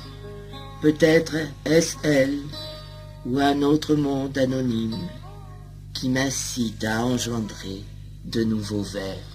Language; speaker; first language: French; native; French